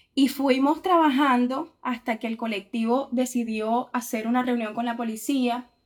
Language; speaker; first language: Spanish; native; Spanish